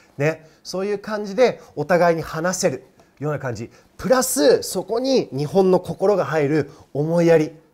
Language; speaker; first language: Japanese; non-native, fluent; English